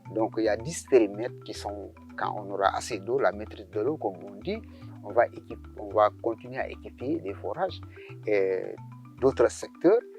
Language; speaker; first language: French; non-native, local second language; Serer